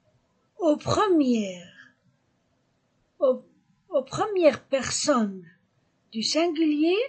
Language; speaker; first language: French; non-native, fluent; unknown